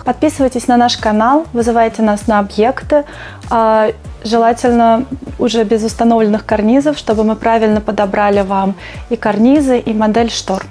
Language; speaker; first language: Russian; native; Russian